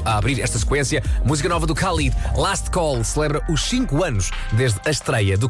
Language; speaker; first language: Portuguese; native; Portuguese